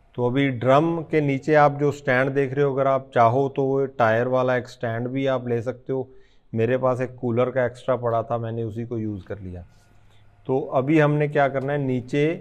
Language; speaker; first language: Hindi; non-native, local second language; Punjabi